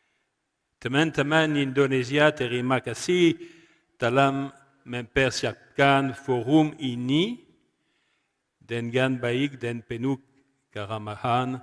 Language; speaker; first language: Indonesian; non-native, learner; French